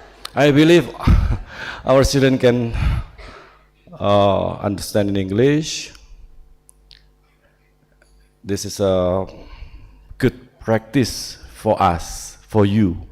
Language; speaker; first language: English; non-native, learner; Indonesian